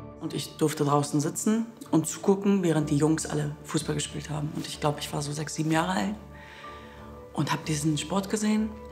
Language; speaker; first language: German; early bilingual, other home language; Kurdish